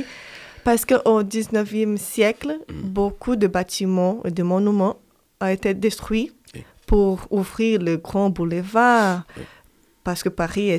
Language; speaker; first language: French; non-native, fluent; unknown